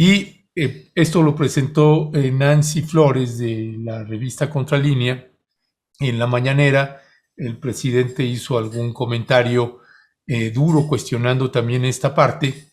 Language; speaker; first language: Spanish; native; Spanish